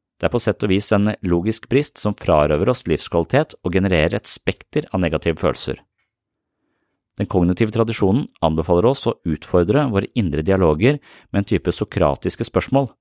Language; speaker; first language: Norwegian; native; Norwegian